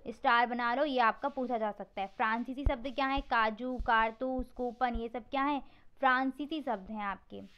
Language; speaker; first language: Hindi; native; Hindi